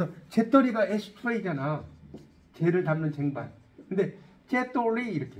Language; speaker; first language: Korean; native; Korean